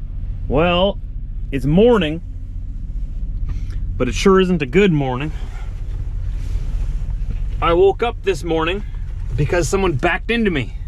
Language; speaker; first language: English; native; English